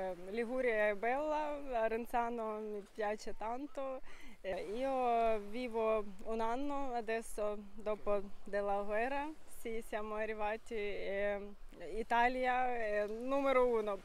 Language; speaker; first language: Italian; non-native, learner; Ukrainian